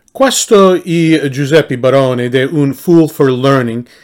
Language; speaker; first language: Italian; non-native, learner; English